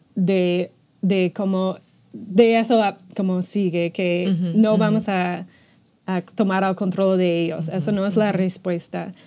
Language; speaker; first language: Spanish; non-native, fluent; English